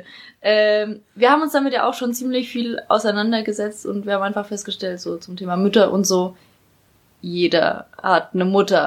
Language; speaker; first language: German; early bilingual, other home language; Polish